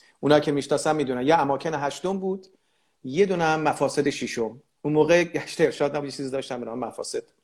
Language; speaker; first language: Persian; native; Persian